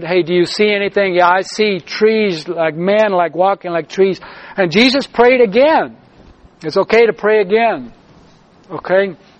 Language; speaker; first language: English; native; English